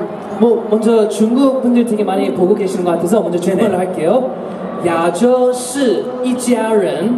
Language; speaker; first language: Korean; non-native, fluent; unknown